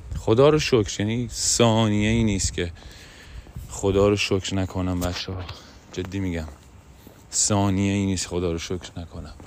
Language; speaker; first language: Persian; non-native, local second language; Azerbaijani